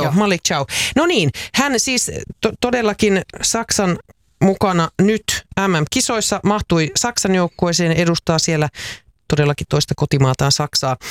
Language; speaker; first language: Finnish; native; Finnish